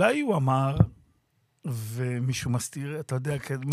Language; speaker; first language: Hebrew; native; Hebrew